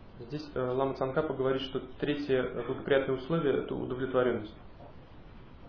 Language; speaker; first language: Russian; native; Russian